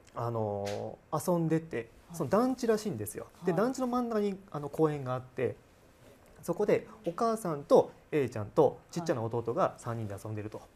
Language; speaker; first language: Japanese; native; Japanese